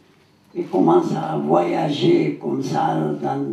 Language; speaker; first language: French; non-native, learner; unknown